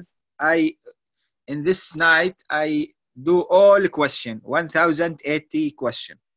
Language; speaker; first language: English; non-native, learner; Arabic